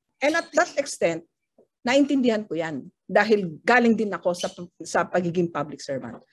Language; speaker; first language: Filipino; native; Filipino